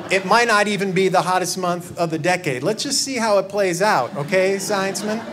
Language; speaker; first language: English; native; English